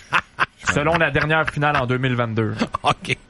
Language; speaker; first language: French; native; French